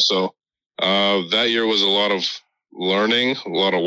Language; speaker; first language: English; native; English